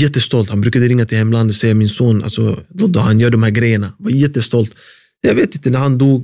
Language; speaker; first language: Swedish; early bilingual, other home language; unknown